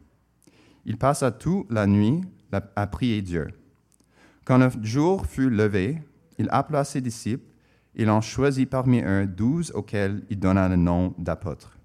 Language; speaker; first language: French; non-native, local second language; English